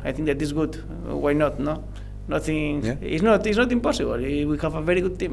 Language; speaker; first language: English; non-native, learner; Spanish